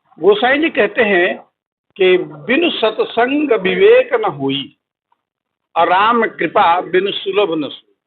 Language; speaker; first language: Hindi; native; Hindi